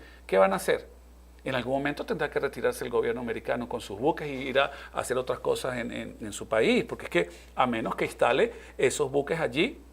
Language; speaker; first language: Spanish; native; Spanish